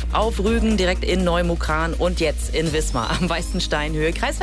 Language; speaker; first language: German; native; German